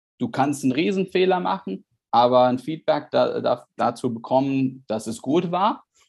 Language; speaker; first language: German; non-native, fluent; Arabic